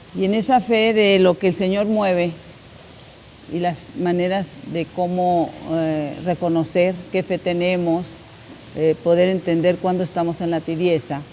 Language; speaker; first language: Spanish; native; Spanish